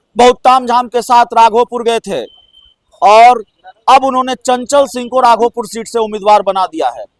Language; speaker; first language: Hindi; native; Hindi